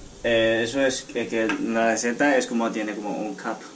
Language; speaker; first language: Spanish; non-native, learner; Chinese